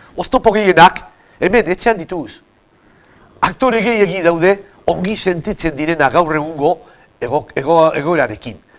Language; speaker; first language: Basque; native; Basque